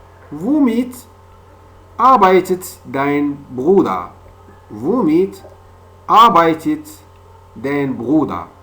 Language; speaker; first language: German; non-native, fluent; French